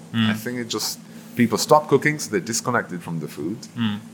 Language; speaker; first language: English; non-native, fluent; Czech